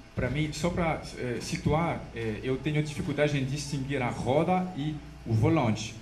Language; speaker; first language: Portuguese; non-native, fluent; French